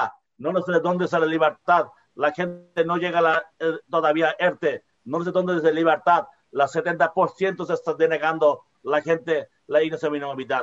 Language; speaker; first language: Spanish; non-native, learner; Bangla